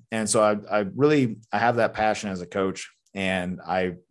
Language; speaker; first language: English; native; English